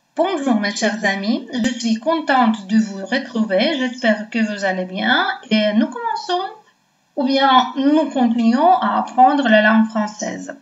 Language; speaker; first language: French; non-native, fluent; Russian